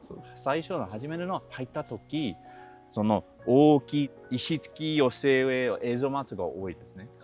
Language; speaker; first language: Japanese; non-native, learner; English